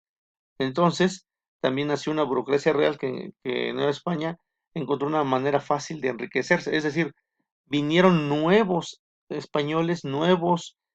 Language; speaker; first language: Spanish; native; Spanish